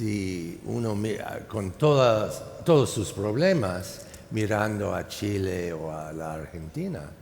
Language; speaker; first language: Spanish; non-native, fluent; English